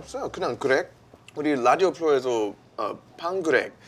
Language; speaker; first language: Korean; non-native, learner; English